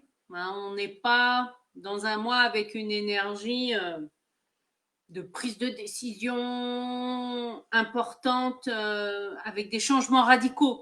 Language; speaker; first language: French; native; French